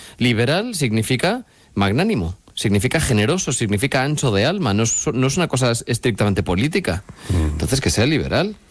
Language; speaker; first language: Spanish; native; Spanish